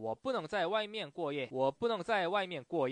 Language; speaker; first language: Chinese; non-native, fluent; Korean